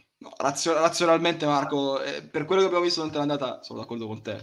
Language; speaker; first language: Italian; native; Italian